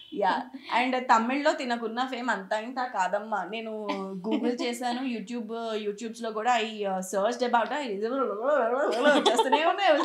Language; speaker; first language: Telugu; native; Telugu